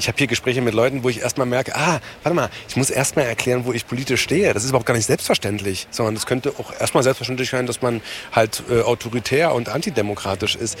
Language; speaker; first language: German; native; German